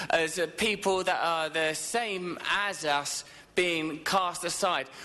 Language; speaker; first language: English; native; English